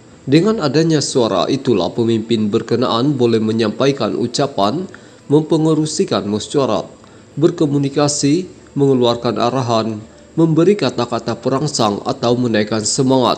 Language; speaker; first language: Malay; native; Malay